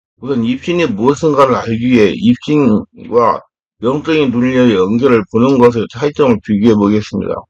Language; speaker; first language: Korean; native; Korean